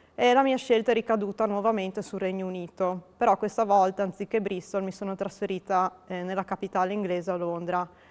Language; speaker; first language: Italian; native; Italian